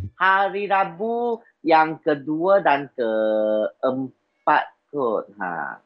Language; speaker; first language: Malay; non-native, local second language; Chinese